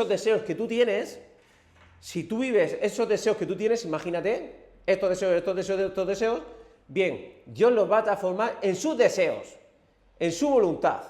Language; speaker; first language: Spanish; native; Spanish